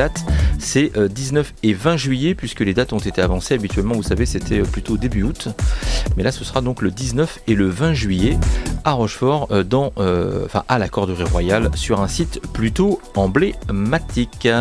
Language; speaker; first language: French; native; French